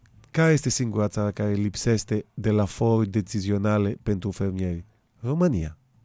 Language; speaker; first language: Romanian; non-native, fluent; Greek